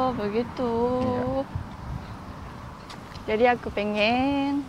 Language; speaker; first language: Indonesian; non-native, learner; Japanese